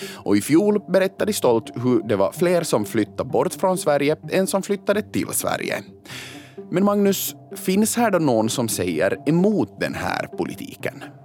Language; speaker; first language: Swedish; native; Swedish